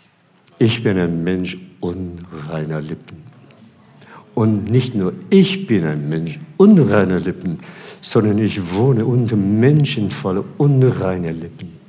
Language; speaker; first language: German; non-native, fluent; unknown